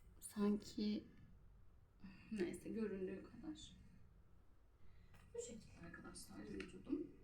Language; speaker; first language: Turkish; native; Turkish